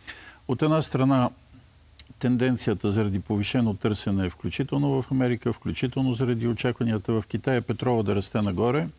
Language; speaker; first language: Bulgarian; native; Bulgarian